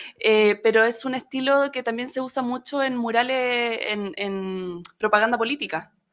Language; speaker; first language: Spanish; native; Spanish